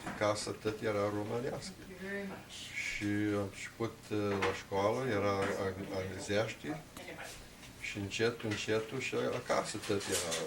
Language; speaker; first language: Romanian; early bilingual, heritage; Romanian